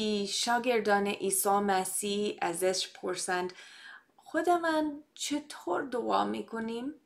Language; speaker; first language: Persian; non-native, fluent; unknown